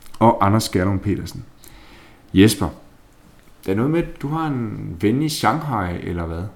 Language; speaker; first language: Danish; native; Danish